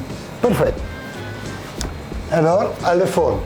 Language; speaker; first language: French; non-native, learner; Italian